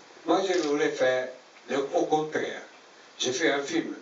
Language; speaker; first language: French; non-native, learner; Italian